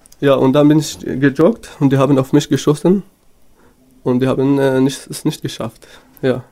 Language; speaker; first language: German; non-native, fluent; Kurdish